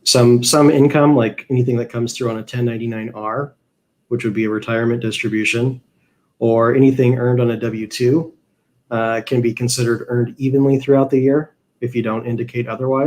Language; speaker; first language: English; native; English